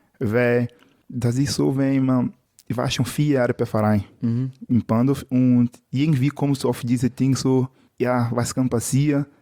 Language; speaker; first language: German; non-native, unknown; Portuguese